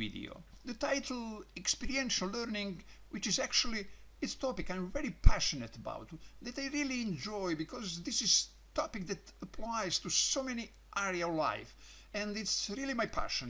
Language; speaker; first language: English; non-native, learner; Croatian